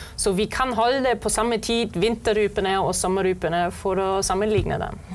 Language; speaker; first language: Norwegian; non-native, fluent; German